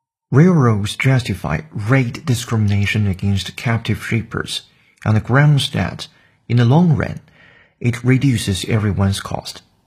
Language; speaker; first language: English; non-native, fluent; Chinese